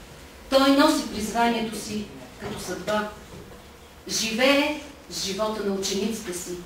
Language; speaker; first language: Bulgarian; native; Bulgarian